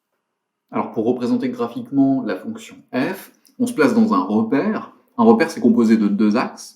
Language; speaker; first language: French; native; French